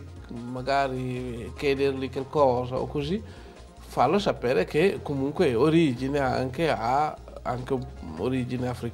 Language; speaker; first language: Italian; non-native, learner; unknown